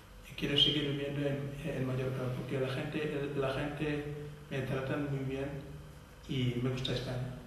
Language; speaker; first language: Spanish; non-native, fluent; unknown